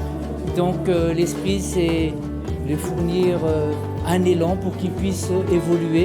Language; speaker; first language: French; non-native, local second language; Malagasy